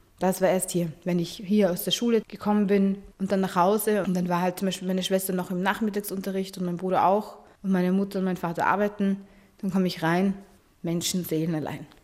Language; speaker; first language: German; early bilingual, other home language; Arabic